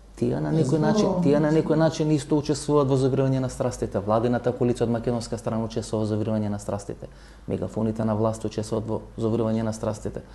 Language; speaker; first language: Macedonian; non-native, local second language; Albanian